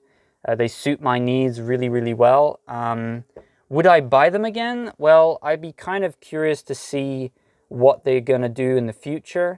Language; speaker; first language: English; native; English